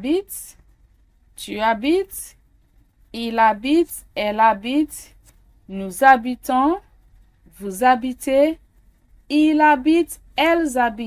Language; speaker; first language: French; non-native, fluent; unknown